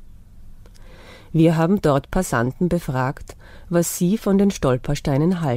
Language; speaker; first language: German; native; German